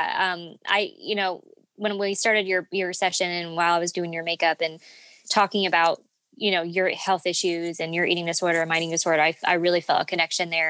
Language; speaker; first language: English; native; English